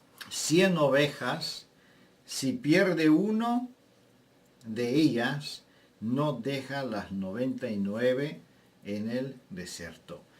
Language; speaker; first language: Spanish; non-native, fluent; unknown